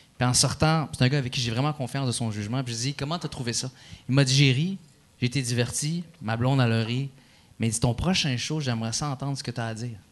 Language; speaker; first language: French; early bilingual, other home language; Arabic